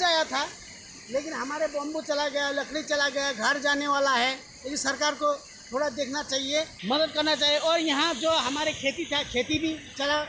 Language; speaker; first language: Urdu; non-native, local second language; Bangla